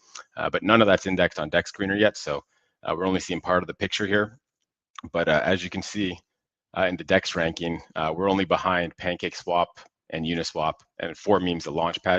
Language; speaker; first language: English; native; English